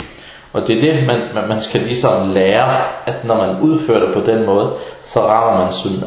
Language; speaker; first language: Danish; early bilingual, other home language; Arabic